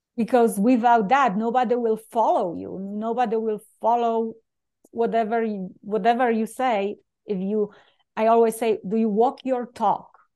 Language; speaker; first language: English; non-native, fluent; Polish